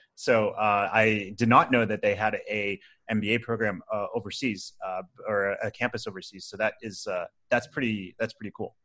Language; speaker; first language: English; native; English